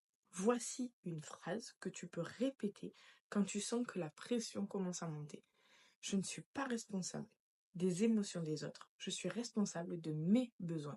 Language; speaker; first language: French; native; French